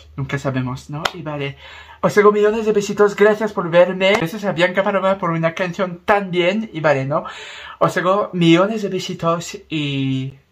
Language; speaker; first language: Spanish; non-native, learner; French